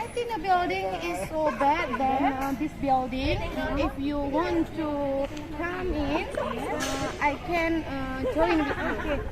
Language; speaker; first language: English; non-native, learner; Indonesian